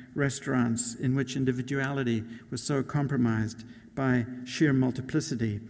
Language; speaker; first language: English; native; English